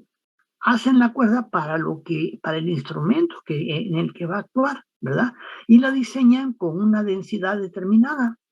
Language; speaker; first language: Spanish; native; Spanish